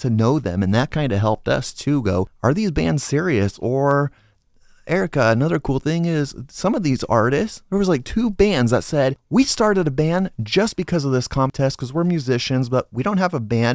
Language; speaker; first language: English; native; English